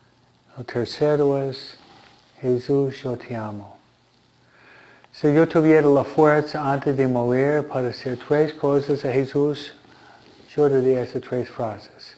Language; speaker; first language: Spanish; non-native, fluent; Italian